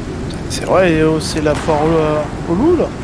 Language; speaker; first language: French; native; French